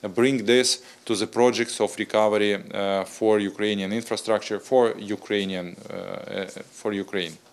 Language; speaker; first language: English; non-native, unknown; Ukrainian